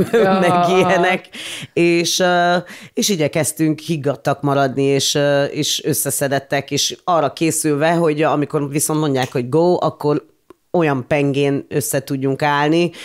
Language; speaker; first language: Hungarian; non-native, fluent; English